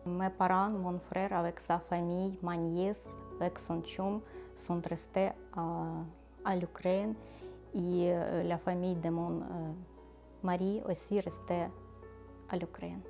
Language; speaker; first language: French; non-native, learner; Ukrainian